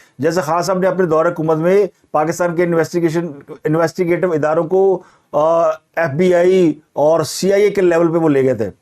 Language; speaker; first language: Urdu; non-native, local second language; Punjabi